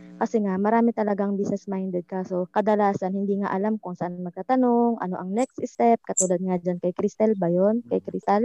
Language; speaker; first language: Filipino; native; Filipino